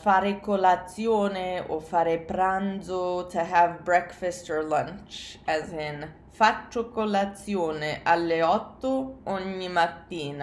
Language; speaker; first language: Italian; non-native, fluent; English